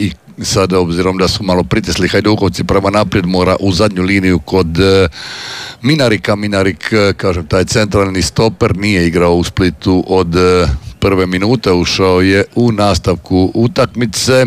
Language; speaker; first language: Serbian; native; Serbian